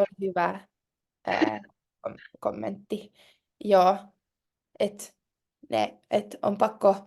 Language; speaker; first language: Finnish; non-native, local second language; Swedish